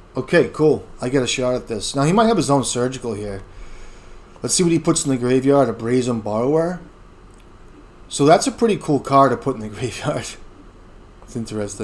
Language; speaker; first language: English; native; English